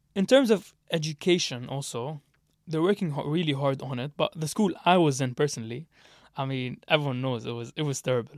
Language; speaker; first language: English; early bilingual, other home language; Arabic